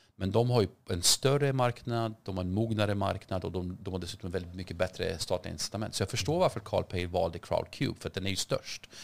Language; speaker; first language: Swedish; early bilingual, other home language; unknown